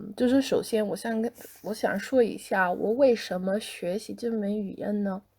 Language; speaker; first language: Chinese; non-native, fluent; English